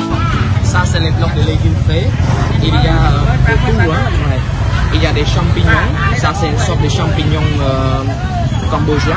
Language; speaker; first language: French; non-native, fluent; Khmer